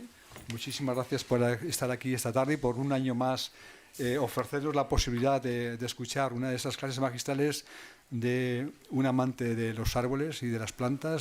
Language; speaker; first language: Spanish; native; Spanish